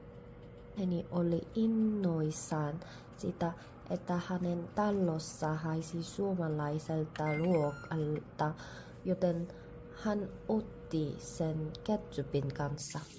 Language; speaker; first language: Finnish; non-native, learner; Korean